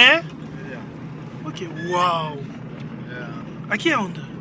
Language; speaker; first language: Portuguese; non-native, learner; Lingala